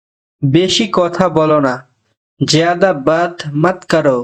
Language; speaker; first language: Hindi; non-native, fluent; Bangla